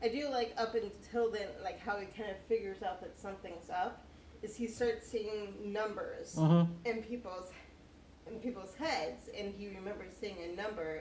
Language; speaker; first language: English; native; English